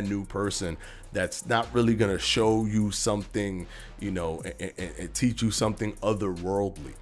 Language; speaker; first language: English; native; English